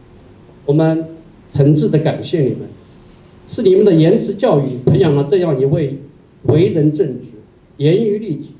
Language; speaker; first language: Chinese; native; Chinese